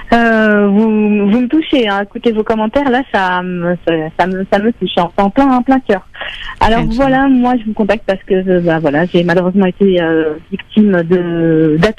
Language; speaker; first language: French; native; French